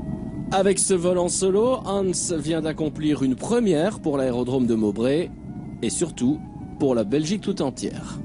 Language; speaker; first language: French; native; French